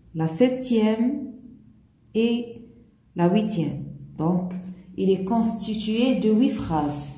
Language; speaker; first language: French; non-native, local second language; Arabic